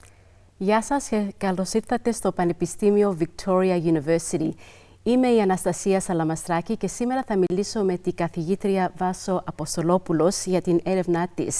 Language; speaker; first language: Greek; early bilingual, other home language; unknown